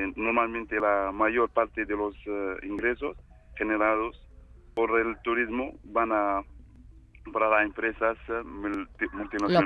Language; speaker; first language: Spanish; non-native, fluent; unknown